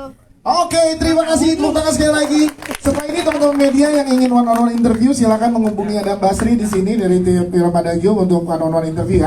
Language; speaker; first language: Indonesian; native; Indonesian